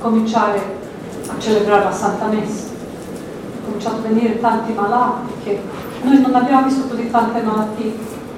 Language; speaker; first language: Italian; non-native, fluent; Croatian